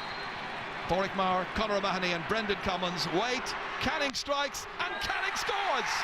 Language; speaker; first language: English; native; English